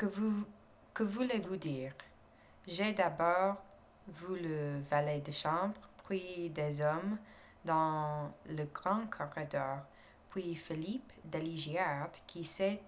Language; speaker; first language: French; non-native, learner; English